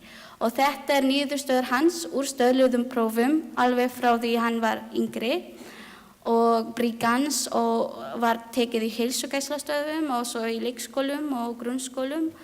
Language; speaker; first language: Icelandic; non-native, learner; Filipino